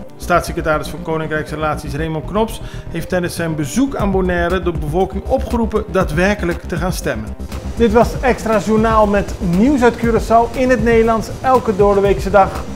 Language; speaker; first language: Dutch; non-native, local second language; Papiamento